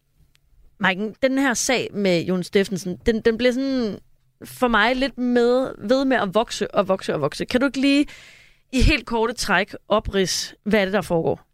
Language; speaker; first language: Danish; native; Danish